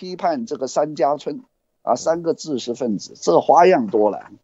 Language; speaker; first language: Chinese; non-native, fluent; Cantonese